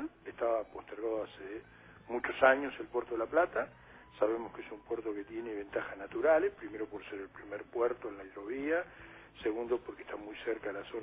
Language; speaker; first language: Spanish; native; Spanish